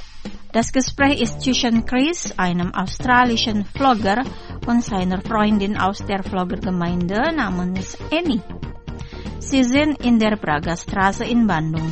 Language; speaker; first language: German; non-native, fluent; Indonesian